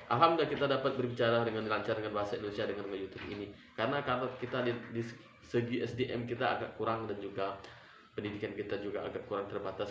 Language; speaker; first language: Indonesian; non-native, local second language; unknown